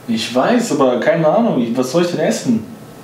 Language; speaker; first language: German; native; German